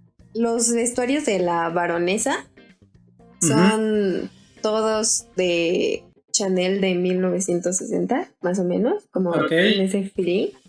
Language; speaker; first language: Spanish; native; Spanish